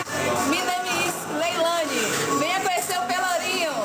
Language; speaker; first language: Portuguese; native; Portuguese